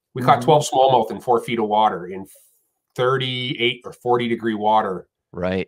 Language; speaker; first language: English; native; English